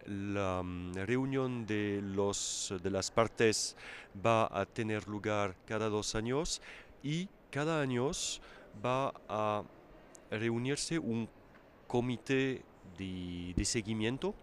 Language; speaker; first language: Spanish; non-native, fluent; French